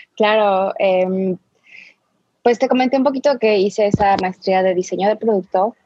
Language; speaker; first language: Spanish; native; Spanish